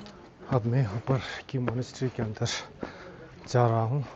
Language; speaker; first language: Hindi; non-native, local second language; Tibetan